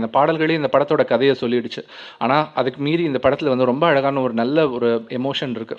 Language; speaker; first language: Tamil; native; Tamil